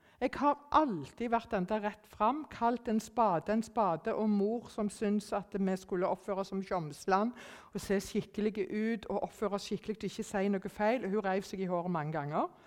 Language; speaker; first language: Norwegian; early bilingual, other home language; German